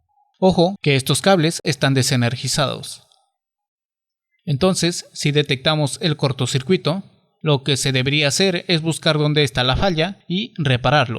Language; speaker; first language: Spanish; native; Spanish